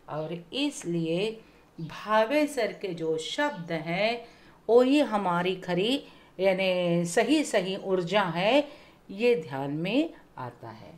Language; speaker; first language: Hindi; non-native, local second language; Marathi